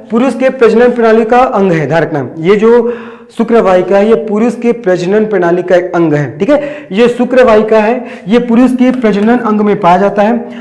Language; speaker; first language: Hindi; native; Hindi